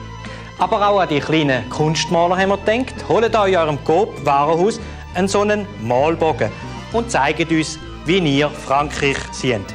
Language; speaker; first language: German; native; German